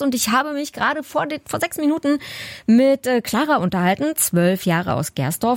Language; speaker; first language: German; native; German